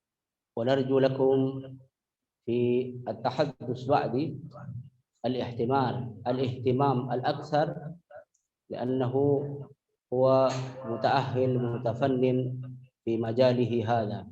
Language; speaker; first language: Arabic; non-native, fluent; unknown